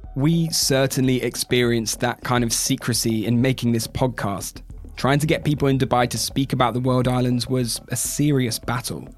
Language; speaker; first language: English; native; English